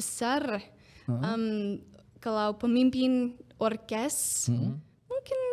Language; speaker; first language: Indonesian; non-native, fluent; English